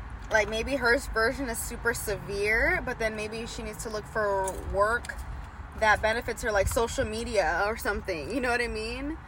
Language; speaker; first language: English; early bilingual, other home language; Spanish